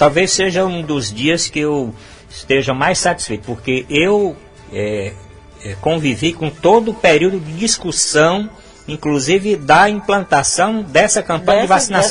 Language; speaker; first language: Portuguese; native; Portuguese